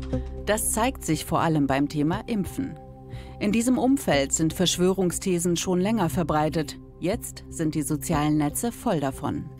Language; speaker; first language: German; native; German